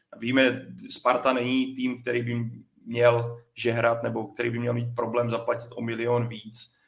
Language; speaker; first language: Czech; native; Czech